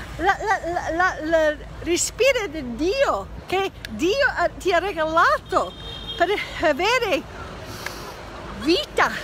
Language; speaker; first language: Italian; non-native, learner; English